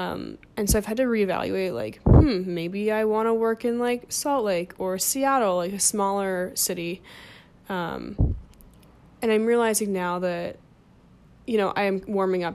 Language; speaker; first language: English; native; English